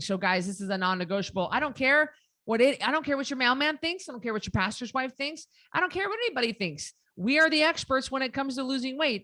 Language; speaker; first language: English; native; English